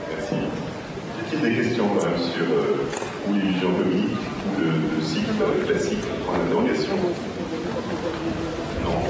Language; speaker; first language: French; native; French